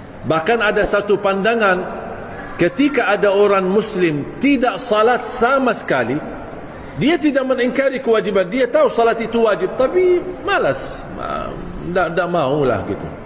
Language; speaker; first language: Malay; non-native, fluent; Arabic